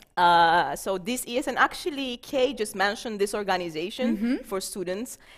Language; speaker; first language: English; non-native, fluent; Romanian